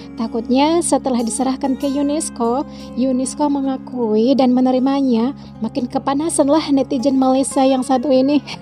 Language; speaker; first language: Indonesian; native; Indonesian